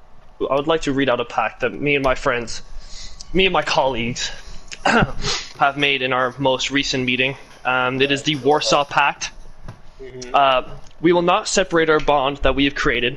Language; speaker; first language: English; native; English